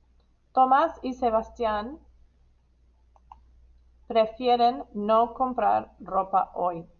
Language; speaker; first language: Spanish; non-native, fluent; English